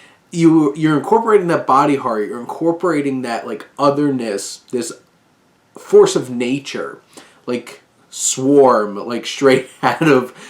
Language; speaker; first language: English; native; English